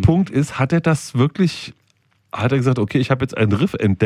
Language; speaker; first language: German; native; German